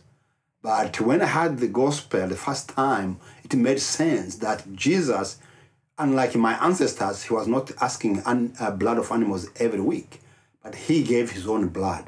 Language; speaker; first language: English; non-native, local second language; Kinyarwanda